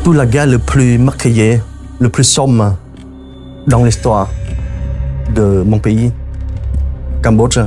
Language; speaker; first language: French; non-native, fluent; Khmer